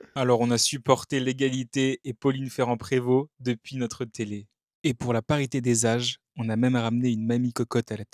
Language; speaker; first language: French; native; French